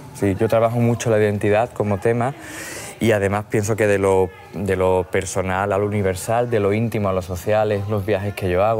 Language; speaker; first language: Spanish; native; Spanish